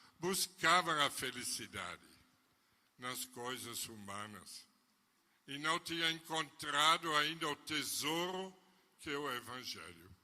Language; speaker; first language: Portuguese; non-native, fluent; German